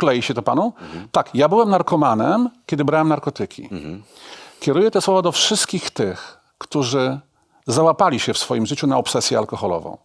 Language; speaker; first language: Polish; native; Polish